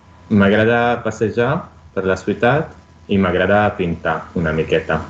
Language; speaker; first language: Catalan; non-native, fluent; Italian